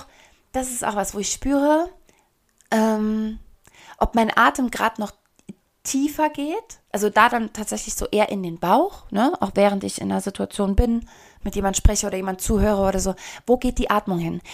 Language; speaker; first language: German; native; German